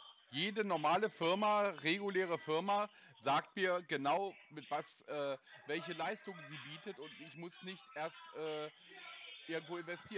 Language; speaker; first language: German; native; German